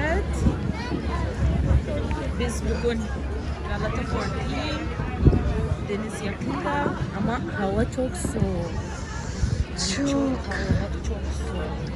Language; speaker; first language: Turkish; non-native, learner; Sinhala